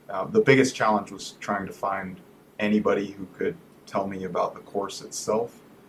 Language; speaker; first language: English; native; English